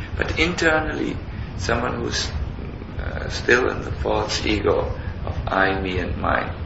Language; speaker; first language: English; non-native, fluent; German